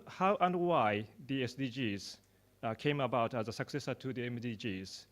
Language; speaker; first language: English; non-native, fluent; Japanese